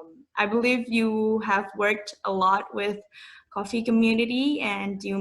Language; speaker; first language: English; non-native, fluent; Indonesian